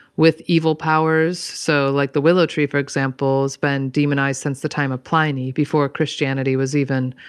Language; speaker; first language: English; native; English